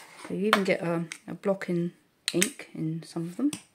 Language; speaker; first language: English; native; English